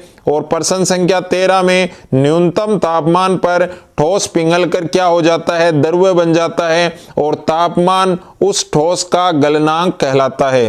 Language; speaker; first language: Hindi; native; Hindi